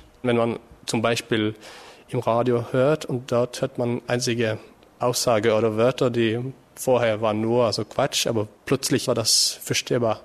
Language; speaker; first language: German; non-native, fluent; Norwegian